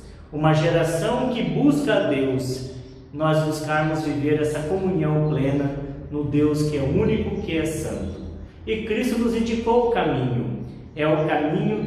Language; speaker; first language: Portuguese; native; Portuguese